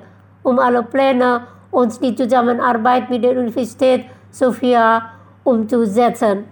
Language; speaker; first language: German; non-native, fluent; Indonesian